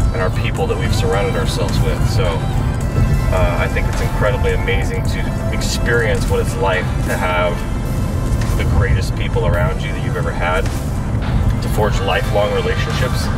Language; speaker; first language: English; native; English